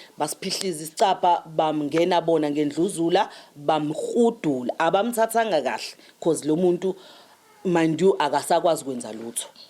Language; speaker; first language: Zulu; native; Zulu